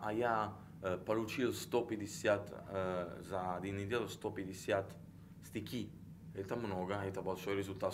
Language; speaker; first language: Russian; non-native, learner; Italian